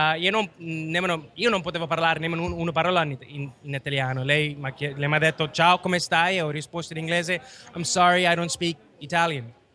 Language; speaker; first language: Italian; non-native, learner; Sinhala